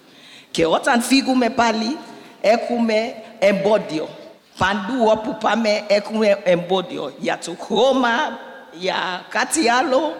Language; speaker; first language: Greek; non-native, learner; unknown